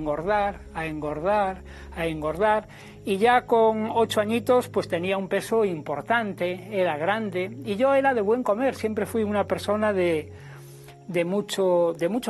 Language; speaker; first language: Spanish; native; Spanish